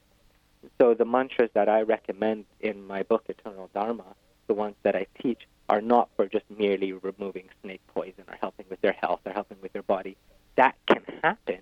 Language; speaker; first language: English; native; English